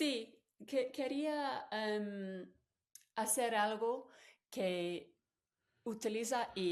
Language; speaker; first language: Spanish; non-native, fluent; English